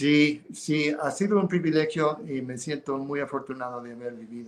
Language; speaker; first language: Spanish; non-native, fluent; English